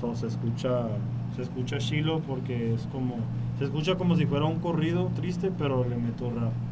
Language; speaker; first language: Spanish; early bilingual, heritage; Spanish